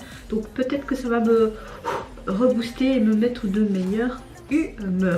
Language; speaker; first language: French; native; French